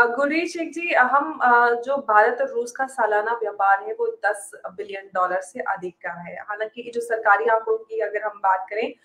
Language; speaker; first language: Hindi; native; Hindi